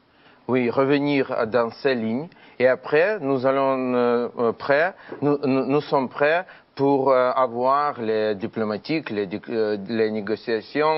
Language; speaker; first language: French; non-native, fluent; Ukrainian